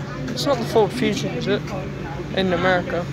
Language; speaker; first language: English; native; English